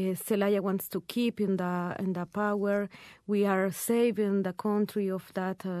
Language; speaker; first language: English; non-native, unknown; Spanish